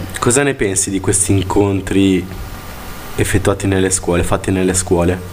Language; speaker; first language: Italian; native; Italian